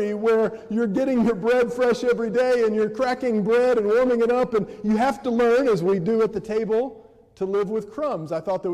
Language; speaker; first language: English; native; English